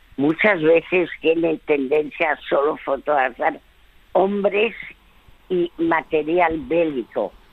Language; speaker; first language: Spanish; early bilingual, other home language; French